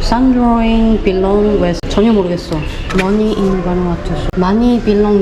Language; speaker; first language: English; non-native, fluent; Korean